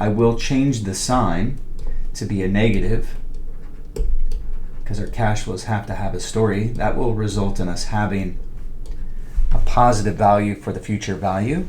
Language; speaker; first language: English; native; English